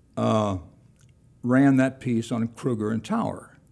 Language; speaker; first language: English; native; English